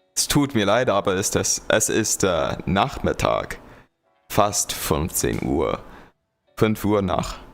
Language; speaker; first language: German; non-native, learner; English